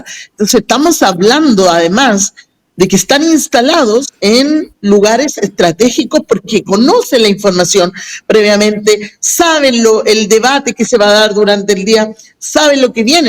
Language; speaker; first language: Spanish; native; Spanish